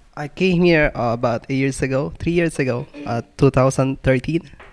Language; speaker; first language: English; non-native, local second language; Filipino